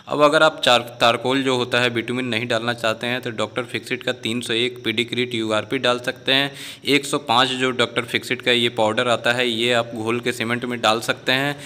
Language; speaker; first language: Hindi; native; Hindi